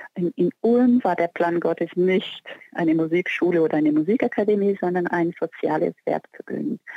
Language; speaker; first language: German; non-native, fluent; Portuguese